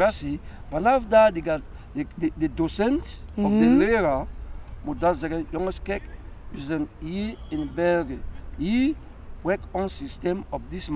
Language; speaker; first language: Dutch; non-native, learner; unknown